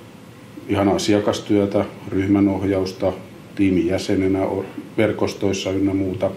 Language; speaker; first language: Finnish; native; Finnish